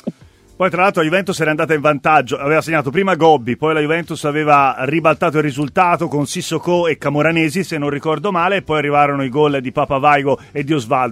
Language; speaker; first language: Italian; native; Italian